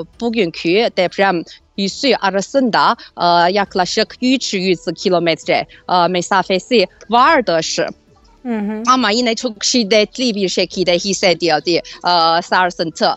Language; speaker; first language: Turkish; non-native, fluent; Chinese